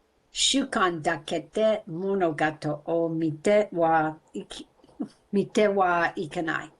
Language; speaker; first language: Japanese; non-native, learner; English